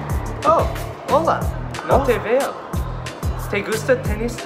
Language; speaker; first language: Spanish; non-native, learner; English